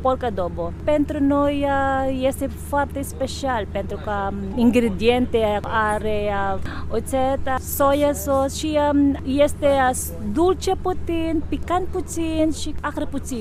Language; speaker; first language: Romanian; non-native, learner; Filipino